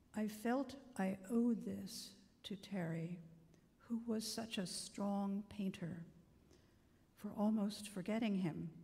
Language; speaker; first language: English; native; English